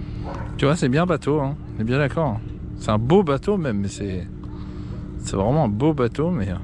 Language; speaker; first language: French; native; French